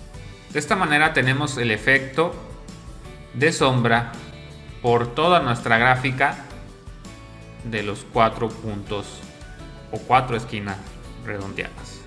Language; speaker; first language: Spanish; native; Spanish